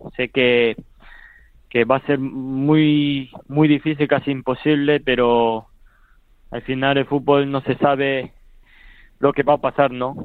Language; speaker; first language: Spanish; early bilingual, other home language; Korean